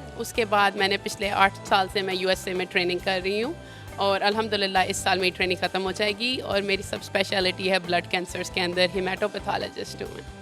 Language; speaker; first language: Urdu; native; Urdu